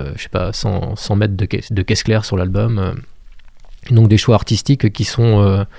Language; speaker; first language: French; native; French